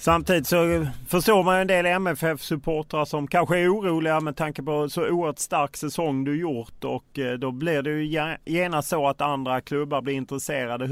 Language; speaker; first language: Swedish; native; Swedish